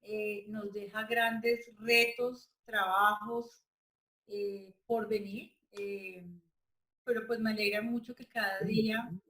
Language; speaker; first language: Spanish; native; Spanish